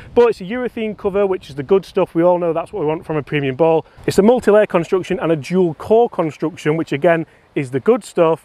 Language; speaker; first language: English; native; English